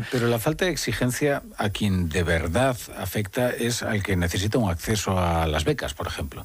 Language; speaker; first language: Spanish; native; Spanish